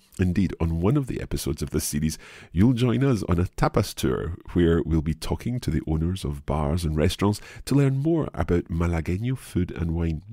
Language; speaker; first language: English; native; English